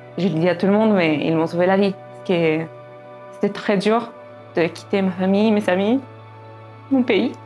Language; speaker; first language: French; non-native, fluent; Spanish